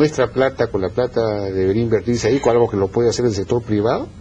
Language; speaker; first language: Spanish; native; Spanish